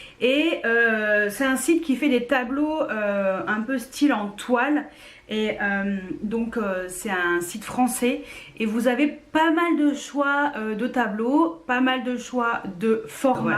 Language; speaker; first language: French; native; French